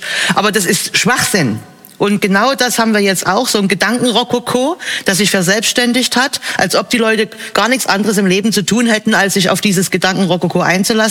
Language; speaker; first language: German; native; German